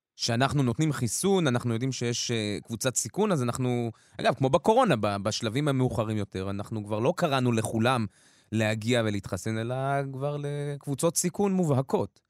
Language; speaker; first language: Hebrew; early bilingual, other home language; Russian